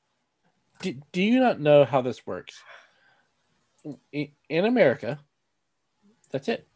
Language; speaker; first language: English; native; English